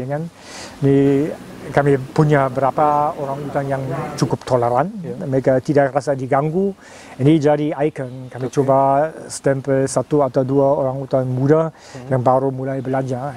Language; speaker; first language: Indonesian; non-native, fluent; German